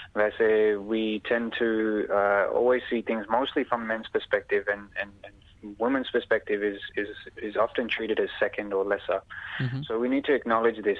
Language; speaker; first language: English; early bilingual, other home language; Punjabi